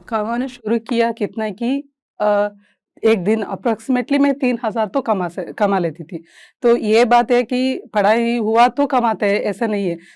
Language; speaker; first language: Hindi; non-native, local second language; Kannada